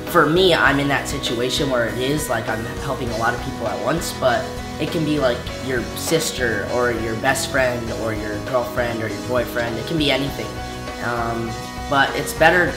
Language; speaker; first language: English; native; English